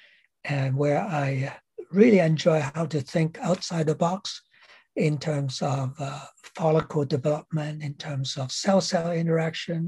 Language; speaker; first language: English; non-native, local second language; Cantonese